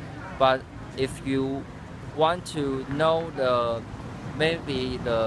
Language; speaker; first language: English; non-native, fluent; Chinese